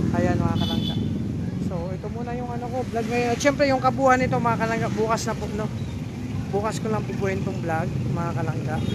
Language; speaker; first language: Filipino; non-native, local second language; Bikol